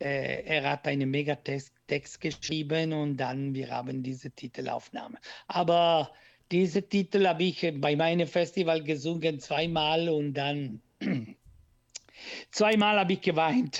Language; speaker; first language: German; non-native, learner; Italian